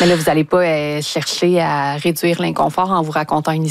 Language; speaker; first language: French; native; French